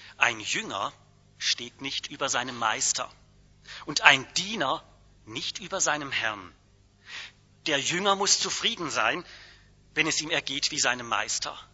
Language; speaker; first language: German; native; German